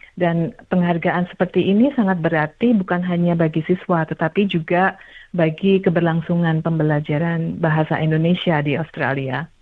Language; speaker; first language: Indonesian; native; Indonesian